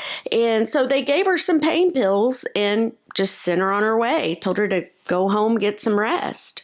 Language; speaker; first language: English; native; English